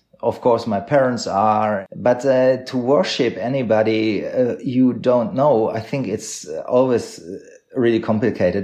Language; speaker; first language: English; non-native, fluent; German